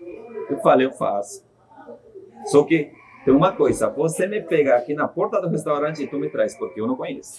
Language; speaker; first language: Portuguese; non-native, fluent; Spanish